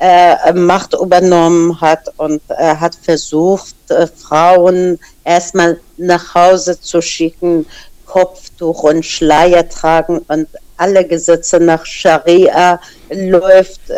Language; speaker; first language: German; non-native, fluent; Persian